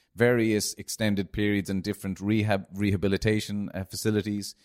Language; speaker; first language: English; native; English